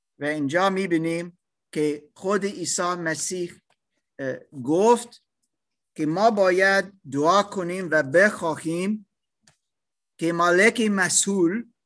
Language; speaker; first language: Persian; non-native, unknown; German